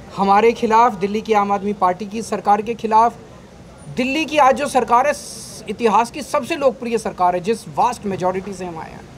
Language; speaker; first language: Hindi; native; Hindi